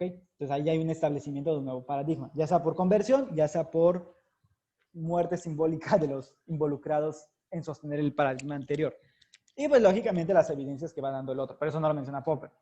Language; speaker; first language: Spanish; native; Spanish